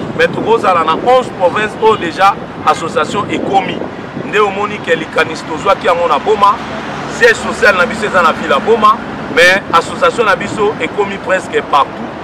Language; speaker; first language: Lingala; non-native, local second language; Kongo